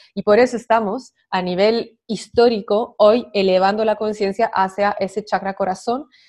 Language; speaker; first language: Spanish; non-native, fluent; French